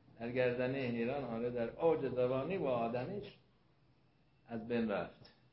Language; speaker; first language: Persian; non-native, local second language; Azerbaijani